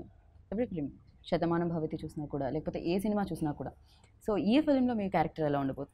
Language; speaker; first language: Telugu; native; Telugu